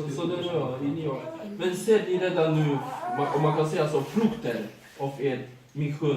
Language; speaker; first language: Swedish; non-native, fluent; Polish